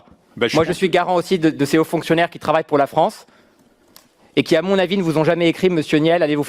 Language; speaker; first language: French; native; French